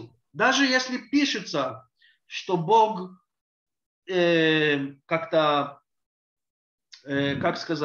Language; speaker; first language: Russian; early bilingual, heritage; Russian